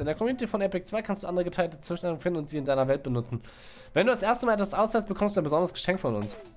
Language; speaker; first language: German; native; German